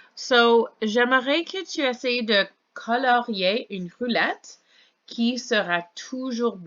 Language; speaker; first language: French; non-native, fluent; English